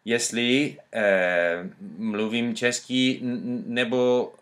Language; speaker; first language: Czech; non-native, learner; English